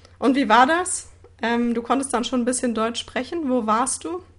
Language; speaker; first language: German; native; German